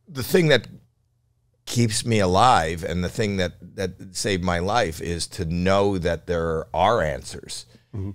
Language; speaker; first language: English; native; English